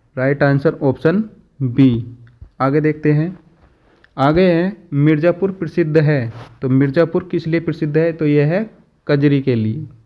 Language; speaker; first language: Hindi; native; Hindi